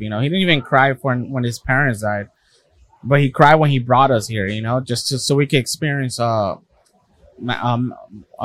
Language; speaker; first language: English; early bilingual, other home language; Spanish